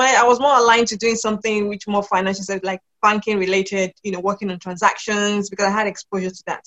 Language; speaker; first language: English; non-native, local second language; Yoruba